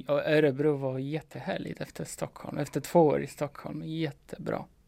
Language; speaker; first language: Swedish; non-native, fluent; Polish